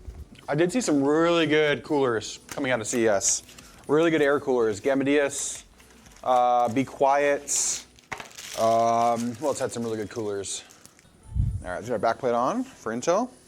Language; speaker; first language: English; native; English